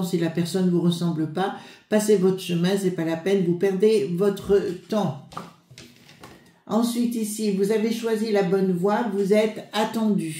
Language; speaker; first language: French; native; French